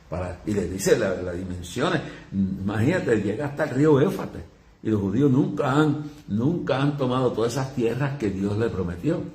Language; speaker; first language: Spanish; native; Spanish